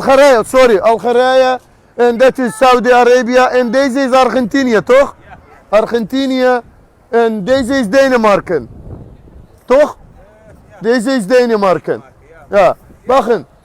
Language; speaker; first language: Dutch; non-native, learner; Azerbaijani